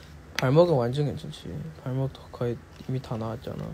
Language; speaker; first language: Korean; non-native, fluent; Chinese